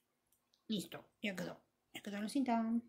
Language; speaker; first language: Spanish; native; Spanish